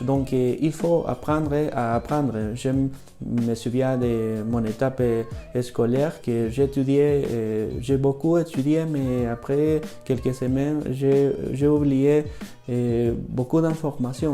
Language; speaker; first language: French; non-native, fluent; Spanish